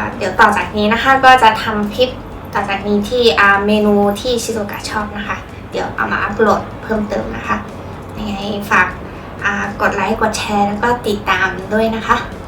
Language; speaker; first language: Thai; non-native, fluent; Japanese